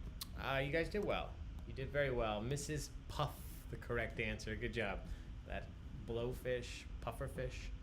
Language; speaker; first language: English; native; English